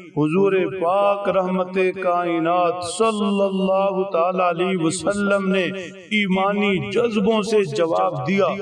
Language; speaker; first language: Urdu; native; Urdu